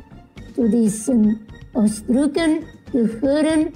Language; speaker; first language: German; non-native, fluent; Indonesian